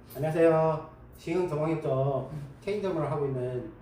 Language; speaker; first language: Korean; early bilingual, heritage; Korean